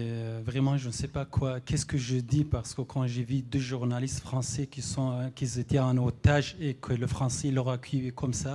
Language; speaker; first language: French; non-native, fluent; Arabic